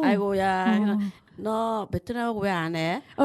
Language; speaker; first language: Korean; non-native, learner; Vietnamese